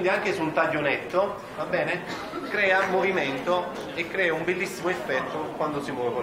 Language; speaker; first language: Italian; native; Italian